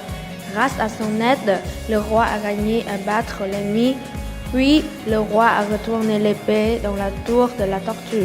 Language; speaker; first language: French; non-native, learner; Vietnamese